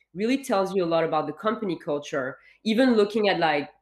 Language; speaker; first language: English; non-native, fluent; French